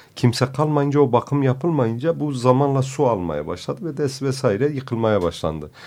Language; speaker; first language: Turkish; non-native, local second language; Kurdish